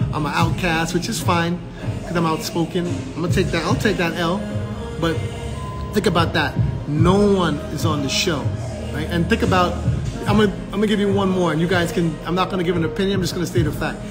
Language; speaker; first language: English; native; English